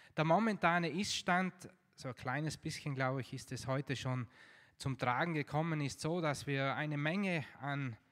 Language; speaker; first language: German; native; German